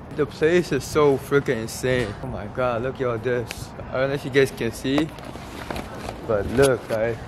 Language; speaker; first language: English; non-native, fluent; Arabic